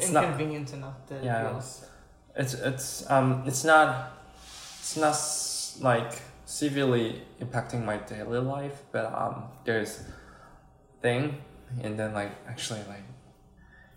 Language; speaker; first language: English; non-native, fluent; Korean